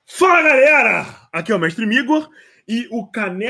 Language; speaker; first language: Portuguese; native; Portuguese